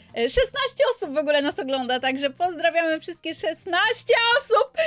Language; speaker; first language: Polish; native; Polish